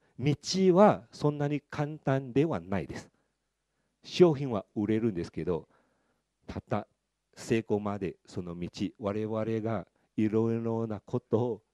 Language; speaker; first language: Japanese; non-native, fluent; Chinese